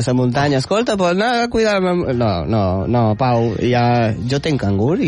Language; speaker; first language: Catalan; native; Catalan